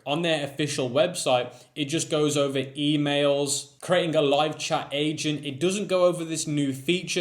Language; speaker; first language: English; native; English